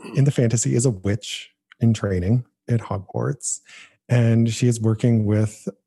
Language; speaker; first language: English; native; English